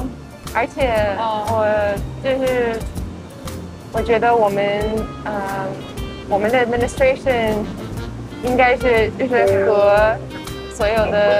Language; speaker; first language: Chinese; early bilingual, heritage; Chinese